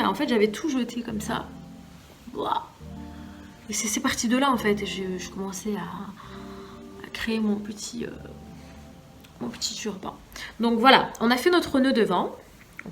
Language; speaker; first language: French; native; French